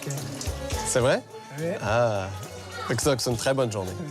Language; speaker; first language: French; native; French